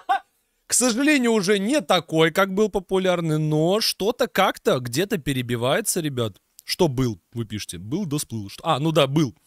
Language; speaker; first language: Russian; native; Russian